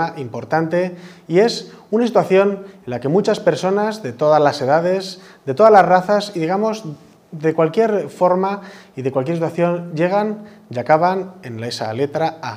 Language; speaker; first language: Spanish; native; Spanish